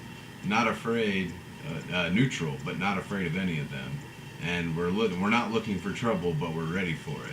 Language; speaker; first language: English; native; English